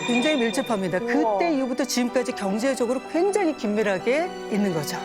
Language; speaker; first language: Korean; native; Korean